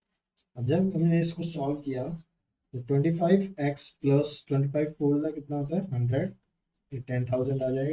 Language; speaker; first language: Hindi; native; Hindi